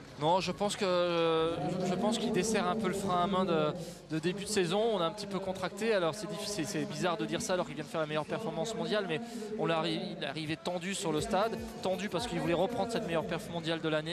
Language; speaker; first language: French; native; French